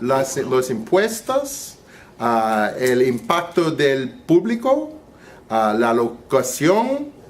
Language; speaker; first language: Spanish; non-native, learner; English